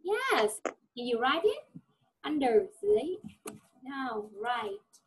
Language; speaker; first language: English; non-native, fluent; Vietnamese